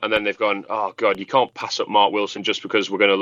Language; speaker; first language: English; native; English